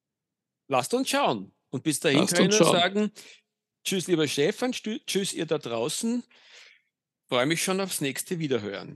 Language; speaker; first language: German; native; German